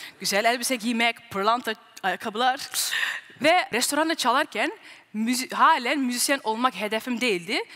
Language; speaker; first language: Turkish; early bilingual, heritage; Turkish